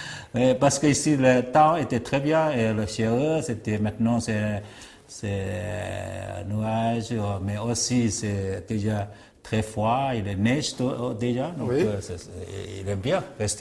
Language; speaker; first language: French; non-native, learner; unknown